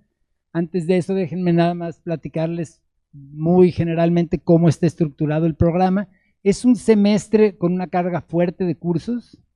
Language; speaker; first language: Spanish; native; Spanish